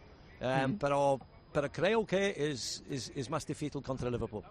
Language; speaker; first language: Spanish; non-native, learner; English